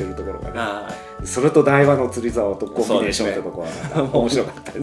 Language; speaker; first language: Japanese; native; Japanese